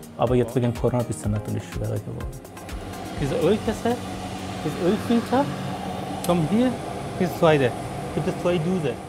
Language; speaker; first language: German; non-native, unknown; Persian